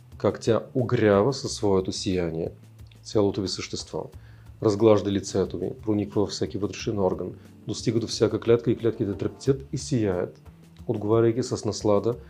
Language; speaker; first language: Bulgarian; early bilingual, heritage; Russian